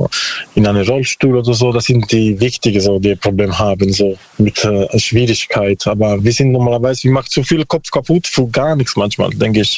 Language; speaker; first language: German; non-native, learner; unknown